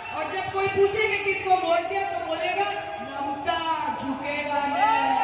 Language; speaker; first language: Hindi; non-native, local second language; Bangla